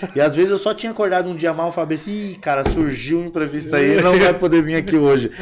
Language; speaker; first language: Portuguese; native; Portuguese